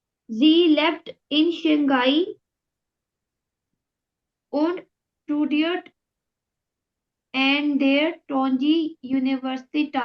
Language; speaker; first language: German; non-native, learner; Urdu